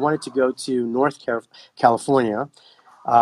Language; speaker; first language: English; non-native, local second language; Hebrew